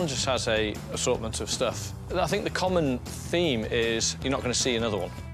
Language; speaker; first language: English; native; English